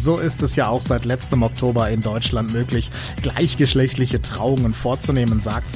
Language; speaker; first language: German; native; German